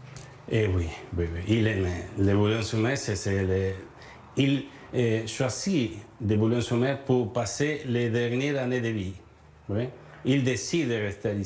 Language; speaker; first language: French; non-native, learner; Spanish